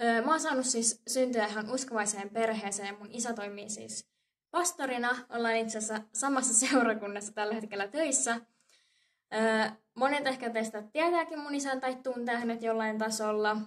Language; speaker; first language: Finnish; native; Finnish